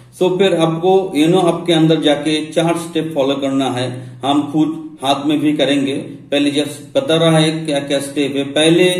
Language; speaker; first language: Hindi; non-native, local second language; Bangla